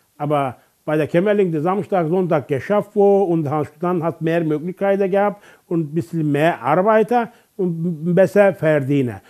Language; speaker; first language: German; non-native, learner; Turkish